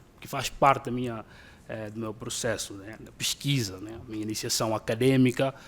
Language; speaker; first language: Portuguese; non-native, local second language; Upper Guinea Crioulo